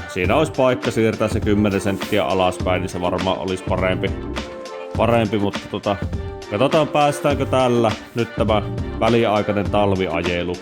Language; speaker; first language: Finnish; native; Finnish